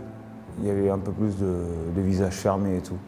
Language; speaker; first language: French; native; French